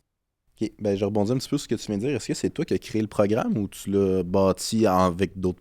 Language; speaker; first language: French; native; French